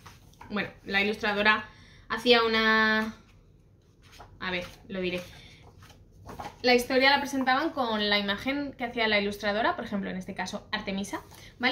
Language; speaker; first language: Spanish; native; Spanish